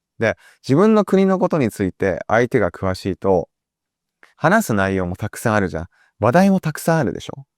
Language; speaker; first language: Japanese; native; Japanese